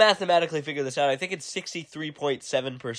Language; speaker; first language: English; native; English